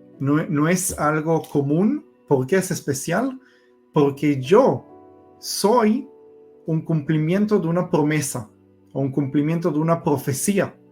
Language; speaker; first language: Spanish; early bilingual, heritage; Hebrew